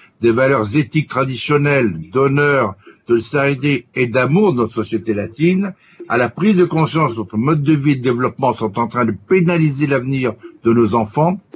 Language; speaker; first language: French; native; French